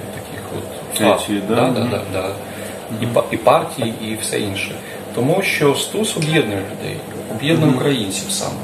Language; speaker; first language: Ukrainian; non-native, local second language; Russian